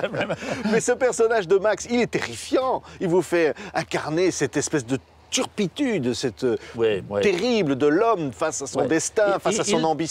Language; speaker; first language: French; native; French